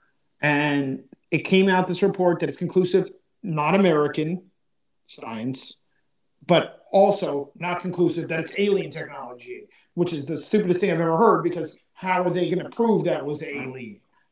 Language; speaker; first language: English; native; English